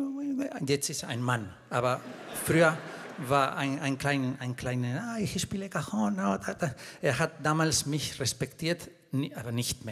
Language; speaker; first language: German; non-native, fluent; Spanish